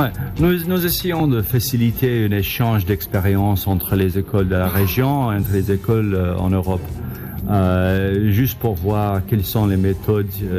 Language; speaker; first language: French; non-native, fluent; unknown